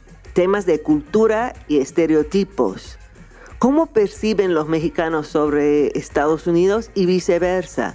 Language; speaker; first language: Spanish; non-native, fluent; English